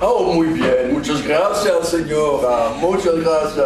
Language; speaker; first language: Spanish; non-native, learner; French